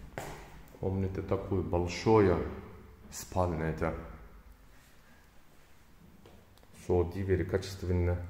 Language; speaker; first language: Russian; non-native, learner; Turkish